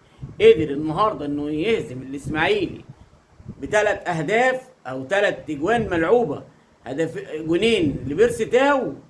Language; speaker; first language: Arabic; native; Arabic